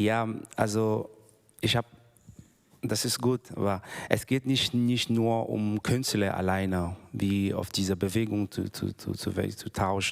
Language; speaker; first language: German; non-native, learner; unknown